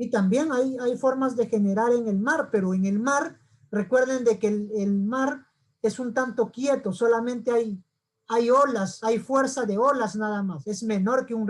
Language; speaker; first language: Spanish; native; Spanish